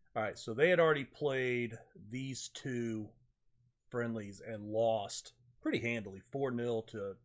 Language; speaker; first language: English; native; English